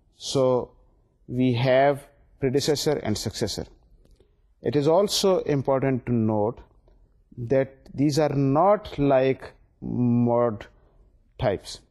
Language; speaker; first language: English; non-native, local second language; Urdu